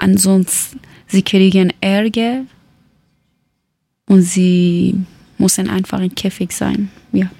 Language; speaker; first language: German; non-native, learner; Persian